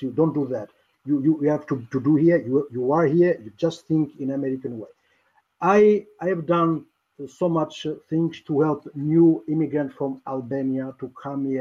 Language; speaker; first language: English; non-native, fluent; Albanian